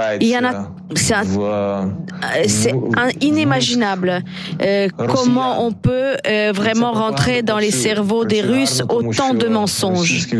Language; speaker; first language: French; non-native, fluent; Ukrainian